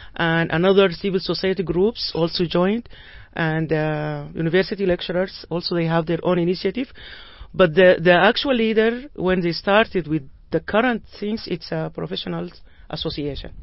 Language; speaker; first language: English; non-native, fluent; Arabic